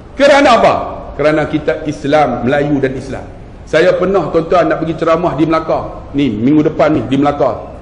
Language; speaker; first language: Malay; native; Malay